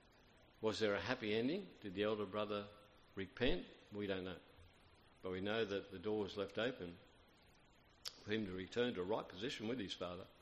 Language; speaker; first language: English; native; English